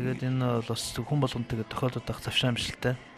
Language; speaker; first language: Mongolian; native; Mongolian